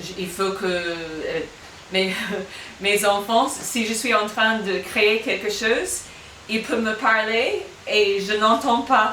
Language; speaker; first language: French; non-native, fluent; English